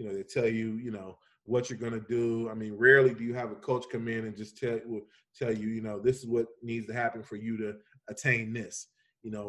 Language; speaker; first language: English; native; English